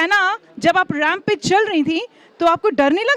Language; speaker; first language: Hindi; native; Hindi